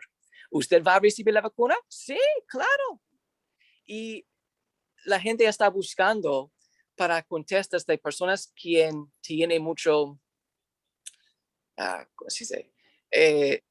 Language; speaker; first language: Spanish; non-native, learner; English